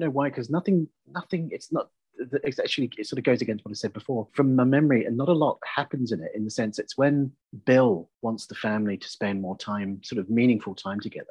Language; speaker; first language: English; native; English